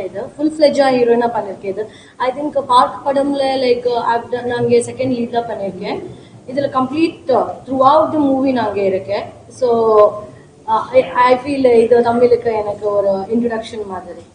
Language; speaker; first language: Tamil; non-native, learner; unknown